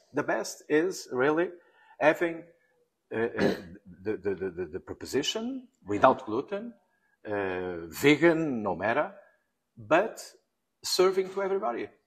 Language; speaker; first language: English; non-native, fluent; Portuguese